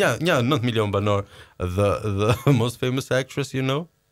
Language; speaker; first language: English; non-native, fluent; Albanian